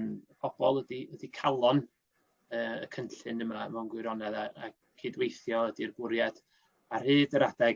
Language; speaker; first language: Welsh; native; Welsh